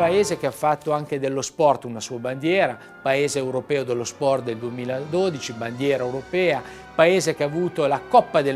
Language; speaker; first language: Italian; native; Italian